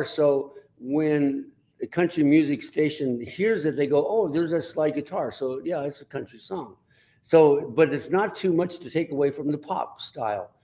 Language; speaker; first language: English; native; English